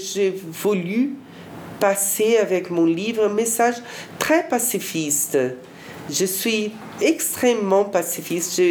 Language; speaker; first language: French; non-native, fluent; Portuguese